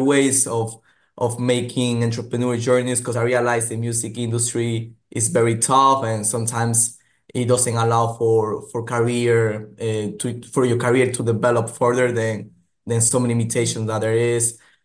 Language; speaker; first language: English; native; English